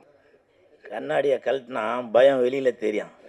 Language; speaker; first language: Tamil; native; Tamil